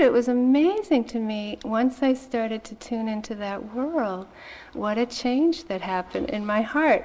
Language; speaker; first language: English; native; English